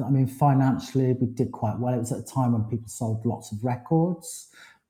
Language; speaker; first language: English; native; English